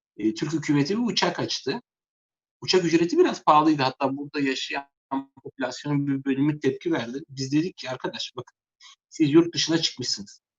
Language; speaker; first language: Turkish; native; Turkish